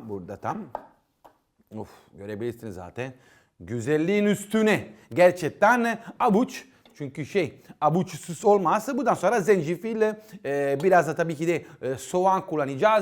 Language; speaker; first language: Turkish; non-native, learner; Italian